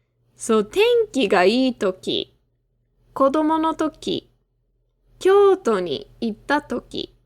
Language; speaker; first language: Japanese; non-native, fluent; English